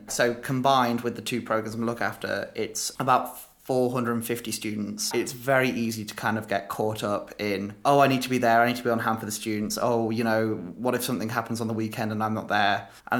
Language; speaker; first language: English; native; English